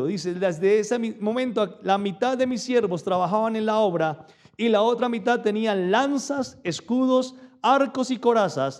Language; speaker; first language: Spanish; native; Spanish